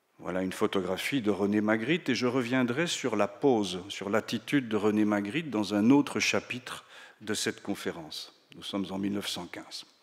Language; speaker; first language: French; native; French